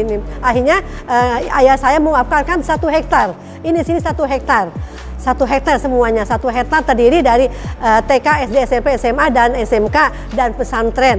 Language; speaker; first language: Indonesian; native; Indonesian